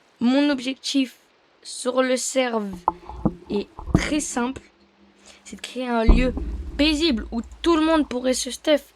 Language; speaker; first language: French; native; French